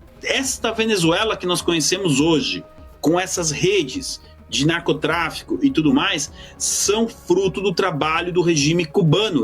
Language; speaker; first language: Portuguese; native; Portuguese